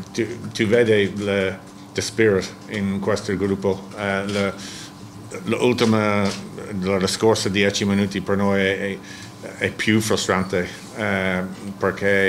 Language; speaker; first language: Italian; non-native, learner; English